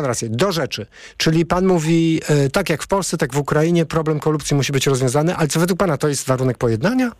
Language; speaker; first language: Polish; native; Polish